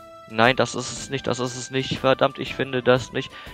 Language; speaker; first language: German; native; German